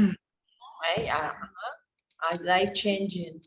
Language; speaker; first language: English; non-native, fluent; Spanish